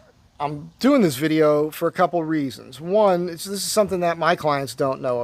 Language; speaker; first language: English; native; English